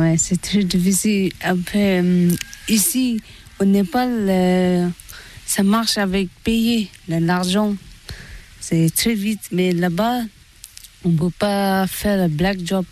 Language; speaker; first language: French; non-native, learner; Tibetan